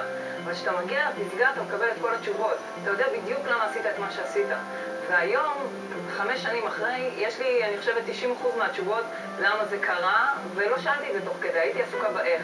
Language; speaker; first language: Hebrew; native; Hebrew